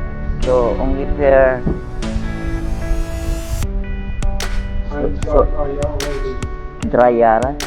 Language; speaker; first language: German; non-native, learner; Filipino